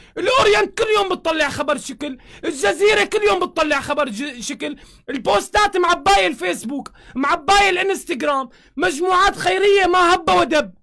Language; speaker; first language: Arabic; native; Arabic